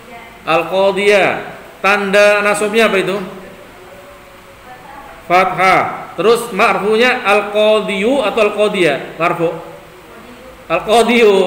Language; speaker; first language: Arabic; non-native, fluent; Indonesian